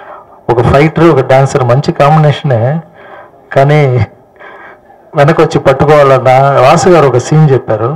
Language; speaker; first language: Telugu; non-native, local second language; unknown